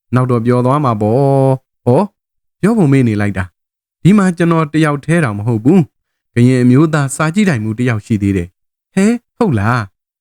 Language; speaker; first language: Burmese; native; Burmese